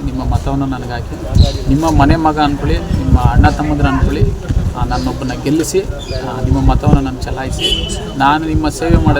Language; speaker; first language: Kannada; native; Kannada